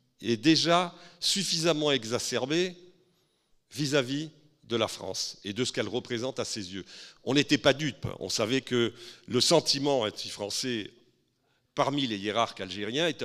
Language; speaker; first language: French; native; French